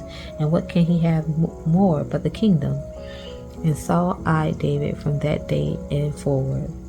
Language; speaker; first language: English; native; English